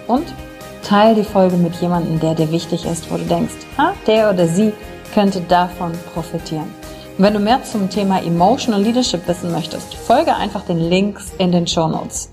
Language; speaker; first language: German; native; German